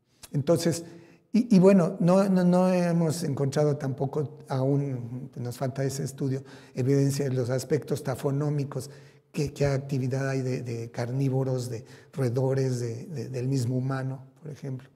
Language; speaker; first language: Spanish; native; Spanish